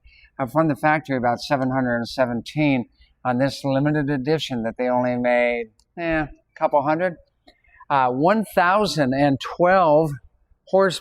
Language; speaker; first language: English; native; English